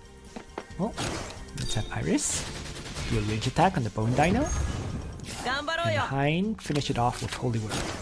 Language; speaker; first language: English; native; English